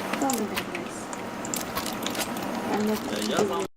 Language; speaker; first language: English; non-native, learner; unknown